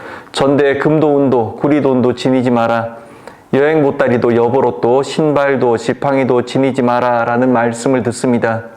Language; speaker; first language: Korean; native; Korean